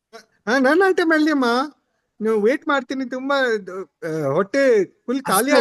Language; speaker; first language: Kannada; non-native, learner; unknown